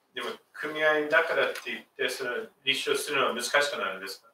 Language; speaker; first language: Japanese; non-native, fluent; English